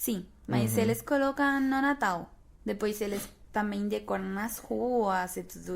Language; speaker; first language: Portuguese; non-native, fluent; Spanish